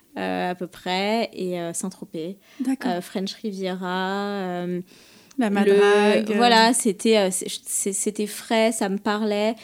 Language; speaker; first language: French; native; French